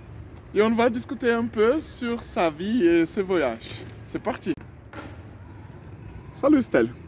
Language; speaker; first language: French; non-native, fluent; Portuguese